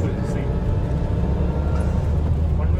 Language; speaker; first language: English; non-native, learner; Tamil